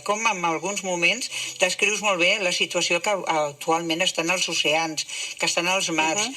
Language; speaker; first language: Catalan; native; Catalan